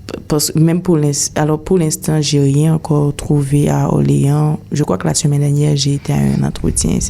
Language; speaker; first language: French; non-native, local second language; Haitian Creole